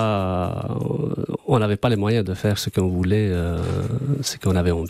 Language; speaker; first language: French; non-native, learner; Albanian